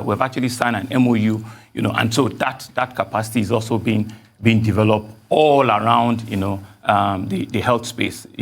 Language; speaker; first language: English; non-native, local second language; Yoruba